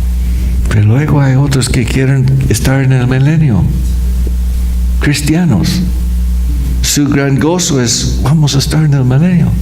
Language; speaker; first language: Spanish; non-native, fluent; English